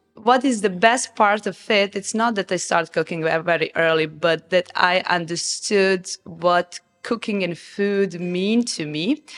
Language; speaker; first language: English; non-native, fluent; Serbian